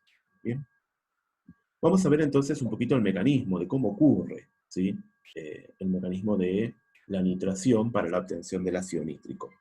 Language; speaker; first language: Spanish; native; Spanish